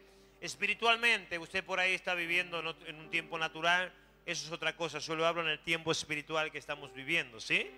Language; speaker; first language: Spanish; native; Spanish